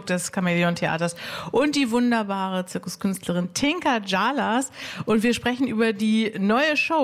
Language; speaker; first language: German; native; German